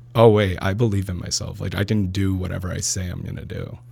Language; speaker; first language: English; early bilingual, other home language; Arabic